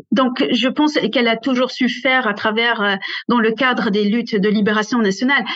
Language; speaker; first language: French; non-native, local second language; Arabic